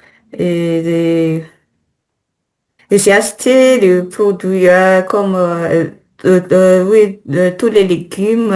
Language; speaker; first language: French; non-native, learner; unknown